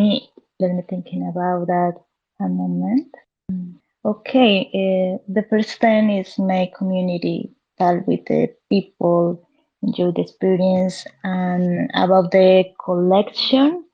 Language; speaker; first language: English; non-native, learner; Spanish